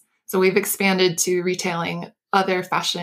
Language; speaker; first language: English; native; English